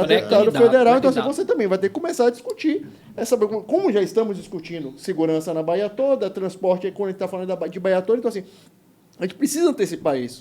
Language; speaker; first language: Portuguese; native; Portuguese